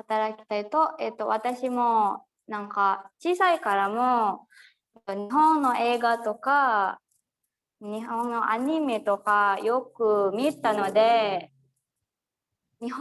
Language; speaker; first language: Japanese; non-native, learner; Indonesian